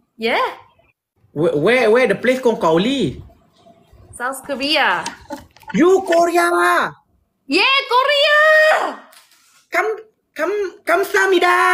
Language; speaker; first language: English; non-native, learner; Malay